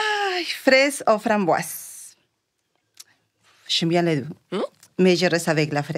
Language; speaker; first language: French; non-native, fluent; Spanish